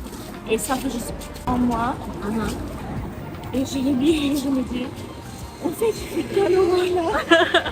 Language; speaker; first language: French; non-native, fluent; German